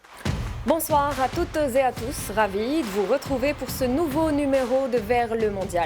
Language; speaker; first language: French; native; French